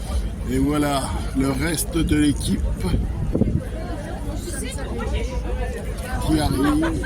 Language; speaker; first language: French; native; French